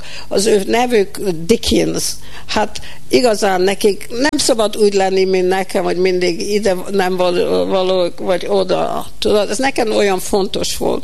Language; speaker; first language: Hungarian; early bilingual, heritage; Hungarian